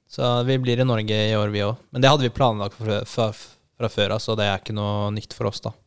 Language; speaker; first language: Norwegian; native; Norwegian